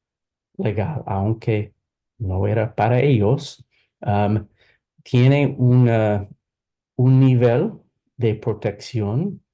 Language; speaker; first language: Spanish; non-native, fluent; English